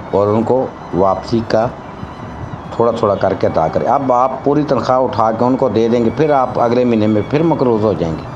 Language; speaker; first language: Urdu; native; Urdu